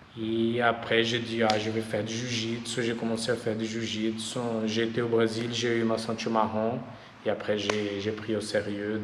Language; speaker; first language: French; non-native, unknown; Portuguese